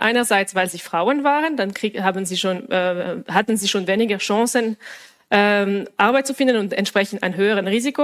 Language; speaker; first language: German; non-native, local second language; French